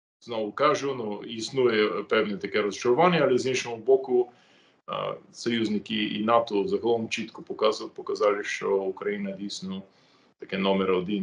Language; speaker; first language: Ukrainian; non-native, fluent; English